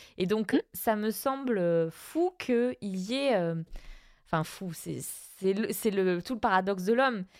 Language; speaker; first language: French; non-native, fluent; Spanish